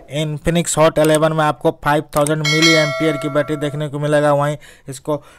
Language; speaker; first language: Hindi; native; Hindi